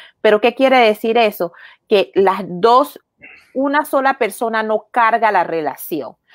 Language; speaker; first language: Spanish; native; Spanish